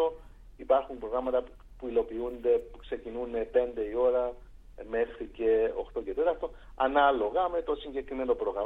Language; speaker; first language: Greek; native; Greek